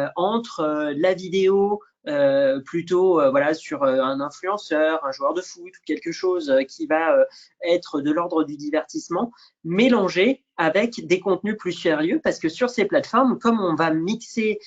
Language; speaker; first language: French; native; French